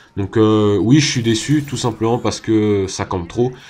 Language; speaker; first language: French; native; French